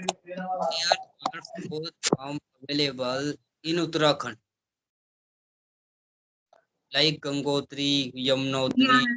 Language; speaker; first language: English; non-native, learner; Hindi